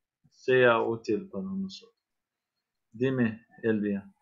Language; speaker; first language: Spanish; non-native, fluent; Arabic